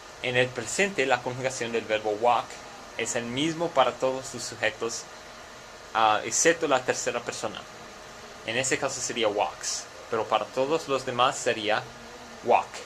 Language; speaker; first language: Spanish; non-native, fluent; English